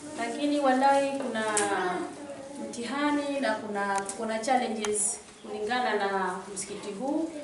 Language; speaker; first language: Swahili; native; Swahili